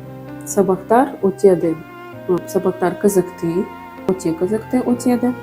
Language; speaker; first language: Kazakh; non-native, local second language; Russian